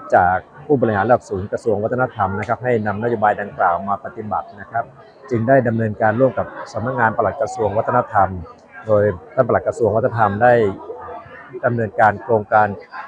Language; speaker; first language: Thai; native; Thai